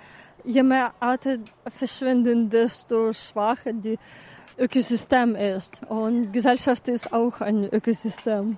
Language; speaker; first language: German; non-native, fluent; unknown